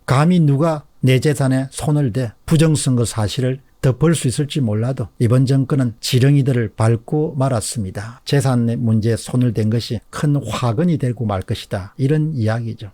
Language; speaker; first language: Korean; native; Korean